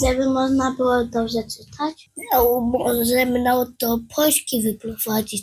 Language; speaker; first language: Polish; early bilingual, heritage; Polish